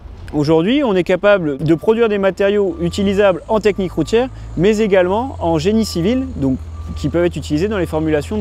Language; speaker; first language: French; native; French